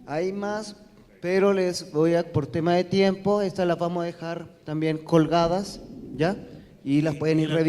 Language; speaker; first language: Spanish; native; Spanish